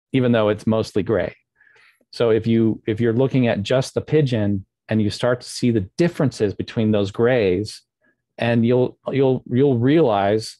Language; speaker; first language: English; native; English